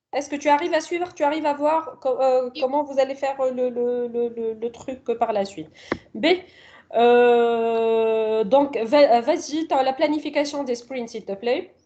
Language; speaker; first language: French; non-native, local second language; Arabic